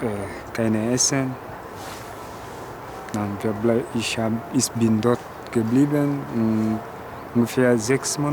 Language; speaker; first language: German; non-native, learner; French